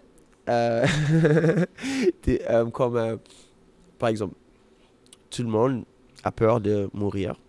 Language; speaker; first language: French; non-native, fluent; German